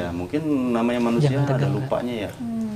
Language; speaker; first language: Indonesian; native; Indonesian